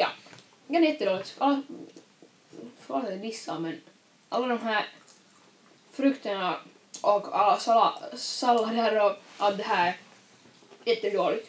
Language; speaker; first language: Finnish; non-native, local second language; Swedish